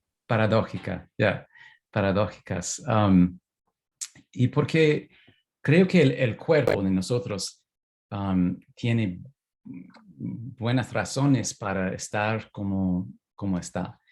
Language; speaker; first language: Spanish; non-native, fluent; English